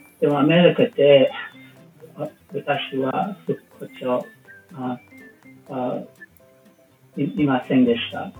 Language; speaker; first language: Japanese; non-native, learner; English